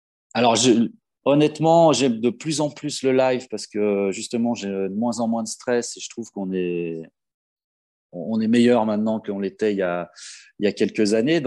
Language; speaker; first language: French; native; French